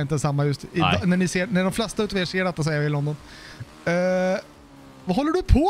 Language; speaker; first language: Swedish; native; Swedish